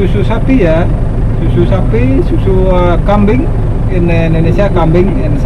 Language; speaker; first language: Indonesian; non-native, local second language; Balinese